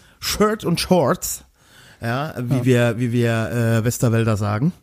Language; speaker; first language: German; native; German